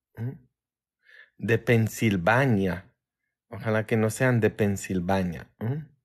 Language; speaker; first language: Spanish; non-native, fluent; Polish